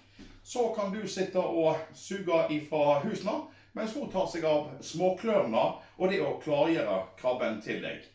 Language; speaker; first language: Norwegian; native; Norwegian